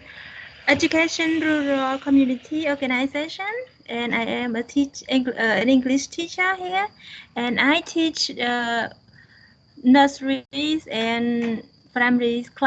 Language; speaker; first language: English; non-native, fluent; Khmer